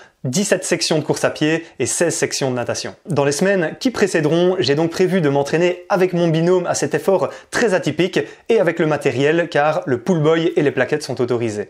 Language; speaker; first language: French; native; French